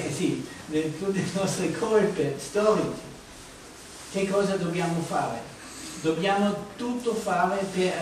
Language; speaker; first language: Italian; non-native, fluent; German